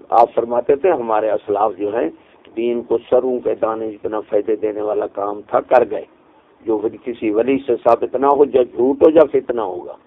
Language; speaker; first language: Urdu; non-native, local second language; Punjabi